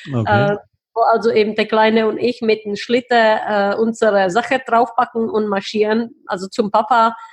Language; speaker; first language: German; non-native, fluent; Czech